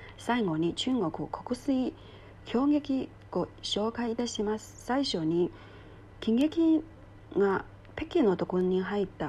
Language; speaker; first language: Japanese; non-native, learner; Chinese